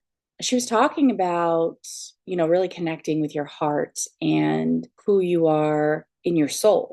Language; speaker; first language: English; native; English